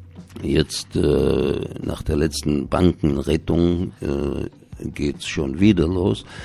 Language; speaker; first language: German; native; German